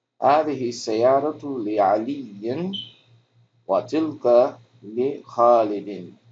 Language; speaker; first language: Arabic; non-native, fluent; English